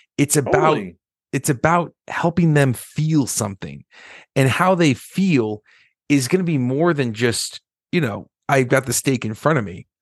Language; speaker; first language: English; native; English